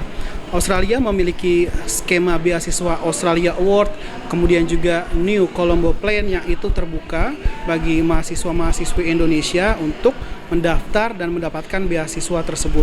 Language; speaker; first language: Indonesian; native; Indonesian